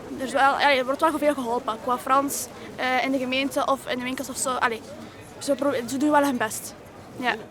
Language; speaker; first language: Dutch; early bilingual, other home language; Arabic